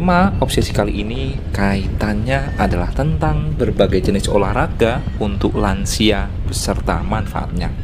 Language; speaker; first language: Indonesian; native; Indonesian